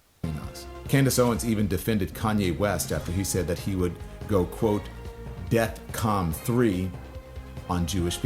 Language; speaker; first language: English; native; English